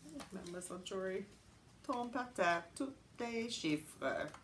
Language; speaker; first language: French; non-native, fluent; English